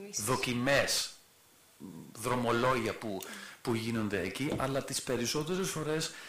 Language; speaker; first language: Greek; non-native, fluent; German